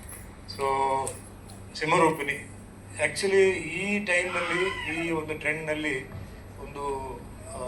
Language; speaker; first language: Kannada; non-native, fluent; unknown